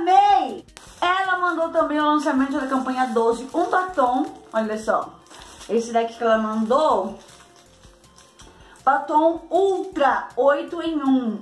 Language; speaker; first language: Portuguese; native; Portuguese